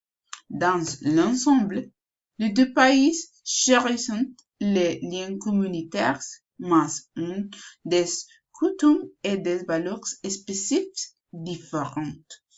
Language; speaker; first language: French; non-native, learner; Spanish